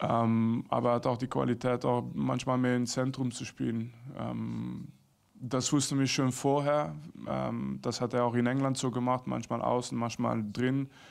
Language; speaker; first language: German; non-native, fluent; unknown